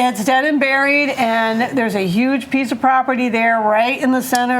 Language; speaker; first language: English; native; English